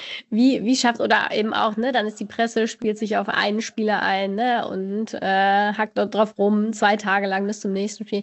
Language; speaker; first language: German; native; German